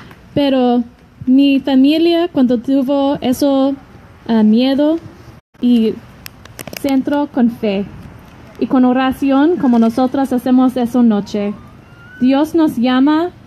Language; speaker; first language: Spanish; non-native, learner; English